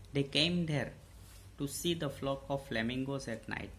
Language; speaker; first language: English; non-native, local second language; Gujarati